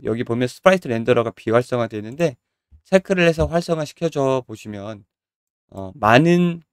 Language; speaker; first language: Korean; native; Korean